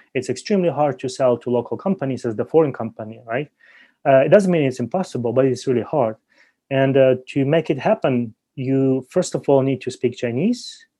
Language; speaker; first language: English; non-native, fluent; Ukrainian